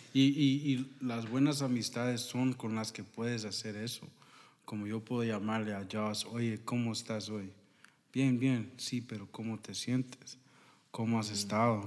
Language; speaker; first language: Spanish; early bilingual, heritage; Spanish